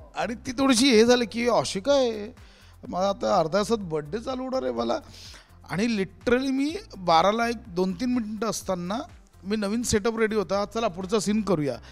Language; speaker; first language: Marathi; native; Marathi